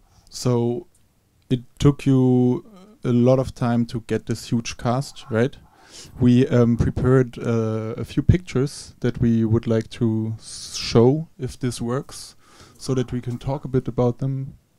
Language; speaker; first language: English; non-native, fluent; German